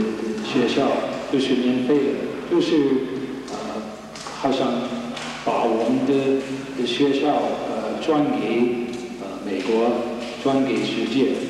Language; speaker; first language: Chinese; non-native, learner; English